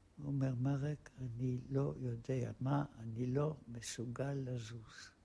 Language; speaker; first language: Hebrew; non-native, fluent; Polish